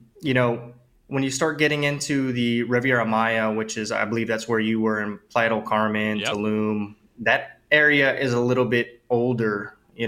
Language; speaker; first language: English; native; English